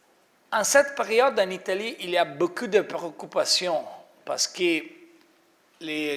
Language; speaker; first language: French; non-native, fluent; Italian